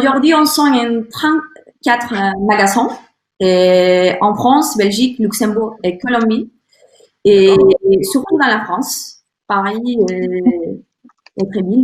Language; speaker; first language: French; non-native, learner; Spanish